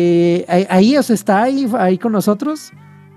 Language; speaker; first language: Spanish; native; Spanish